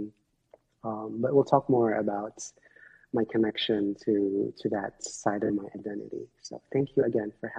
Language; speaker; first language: English; non-native, local second language; Filipino